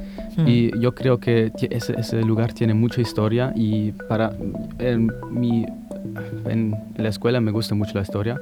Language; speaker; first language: Spanish; non-native, fluent; German